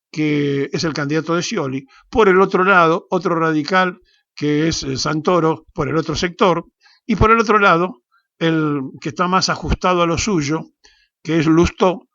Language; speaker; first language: Spanish; native; Spanish